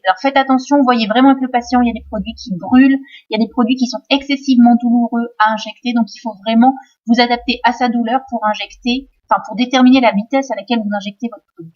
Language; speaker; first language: French; native; French